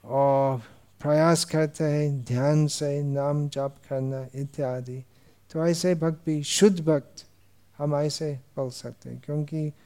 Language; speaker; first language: Hindi; non-native, fluent; English